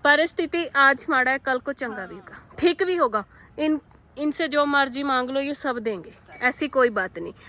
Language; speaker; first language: Hindi; non-native, local second language; Punjabi